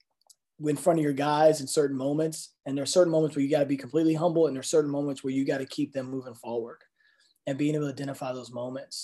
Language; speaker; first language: English; native; English